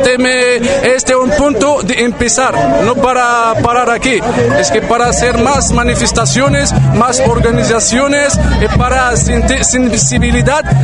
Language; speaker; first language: Spanish; non-native, learner; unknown